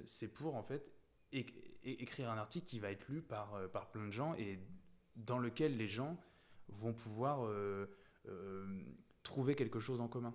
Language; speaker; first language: French; native; French